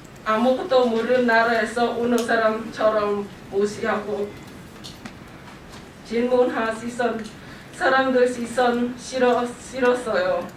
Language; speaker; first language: Korean; non-native, learner; Khmer